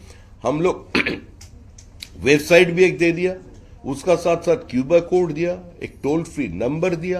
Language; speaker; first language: Hindi; non-native, local second language; Bangla